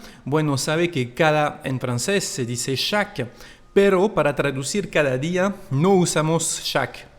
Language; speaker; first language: Spanish; non-native, fluent; French